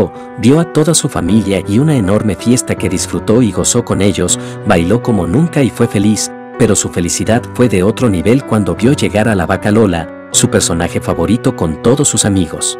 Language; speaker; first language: Spanish; native; Spanish